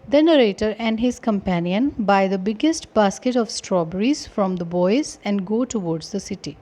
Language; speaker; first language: English; non-native, local second language; Punjabi